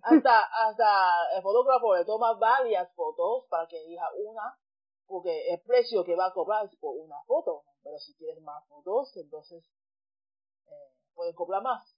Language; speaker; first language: Spanish; non-native, fluent; Chinese